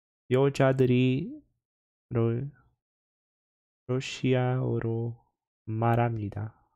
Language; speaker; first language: Korean; non-native, learner; Portuguese